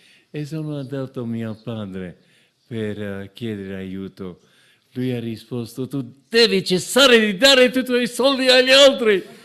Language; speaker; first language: Italian; non-native, fluent; English